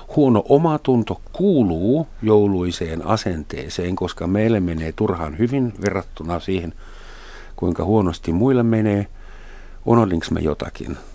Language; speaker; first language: Finnish; non-native, fluent; German